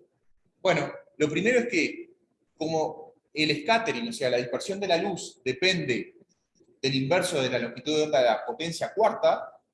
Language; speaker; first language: Spanish; native; Spanish